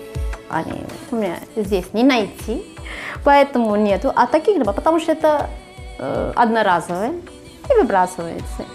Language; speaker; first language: Russian; non-native, fluent; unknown